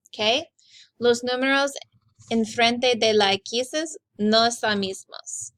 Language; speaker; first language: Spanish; non-native, learner; English